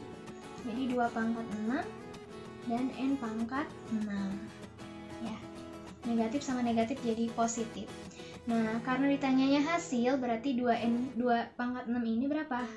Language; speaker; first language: Indonesian; native; Indonesian